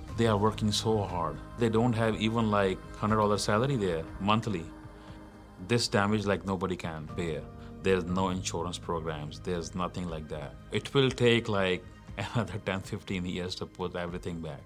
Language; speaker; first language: English; non-native, local second language; Punjabi